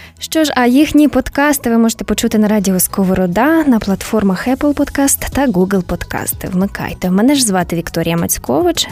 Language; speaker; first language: Ukrainian; native; Ukrainian